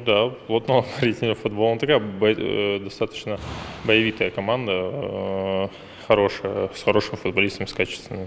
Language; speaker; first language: Russian; native; Russian